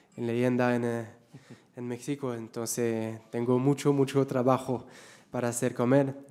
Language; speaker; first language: Spanish; non-native, learner; French